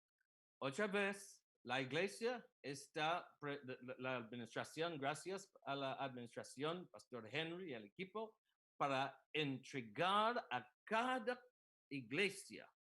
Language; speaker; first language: Spanish; non-native, learner; English